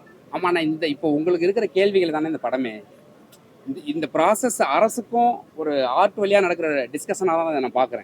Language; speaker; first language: Tamil; native; Tamil